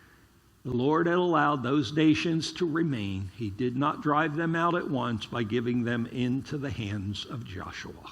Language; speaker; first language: English; native; English